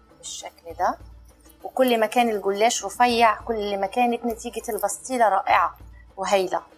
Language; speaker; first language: Arabic; native; Arabic